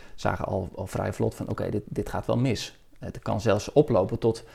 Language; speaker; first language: Dutch; native; Dutch